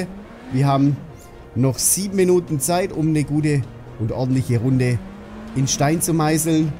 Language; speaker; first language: German; native; German